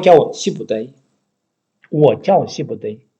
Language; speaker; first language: Chinese; non-native, learner; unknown